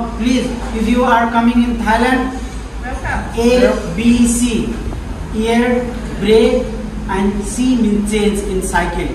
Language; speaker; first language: English; non-native, learner; Nepali